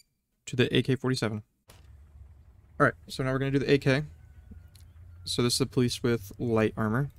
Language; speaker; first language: English; native; English